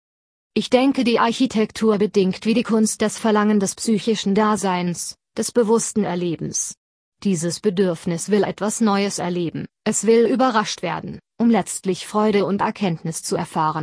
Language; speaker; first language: German; native; German